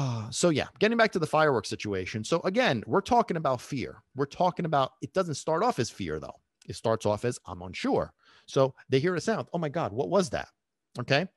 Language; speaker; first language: English; early bilingual, other home language; Italian